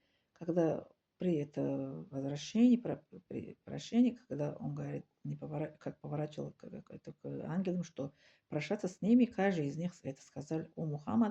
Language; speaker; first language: Russian; non-native, learner; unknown